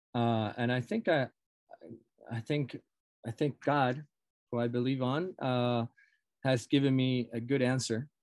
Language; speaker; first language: English; non-native, fluent; Spanish